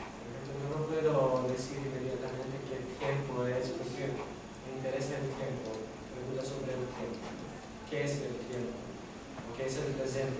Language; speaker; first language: Spanish; non-native, fluent; Greek